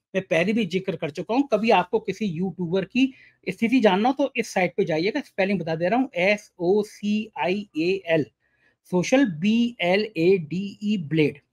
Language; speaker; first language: Hindi; native; Hindi